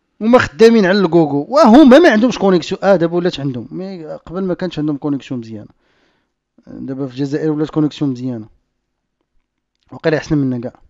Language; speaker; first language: Arabic; native; Arabic